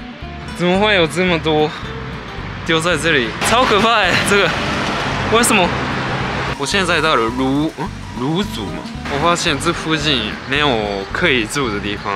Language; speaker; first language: Chinese; early bilingual, heritage; Japanese